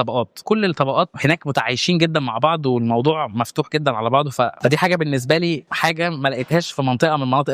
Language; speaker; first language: Arabic; native; Arabic